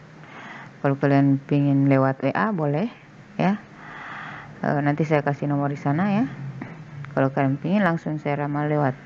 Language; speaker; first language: Indonesian; native; Indonesian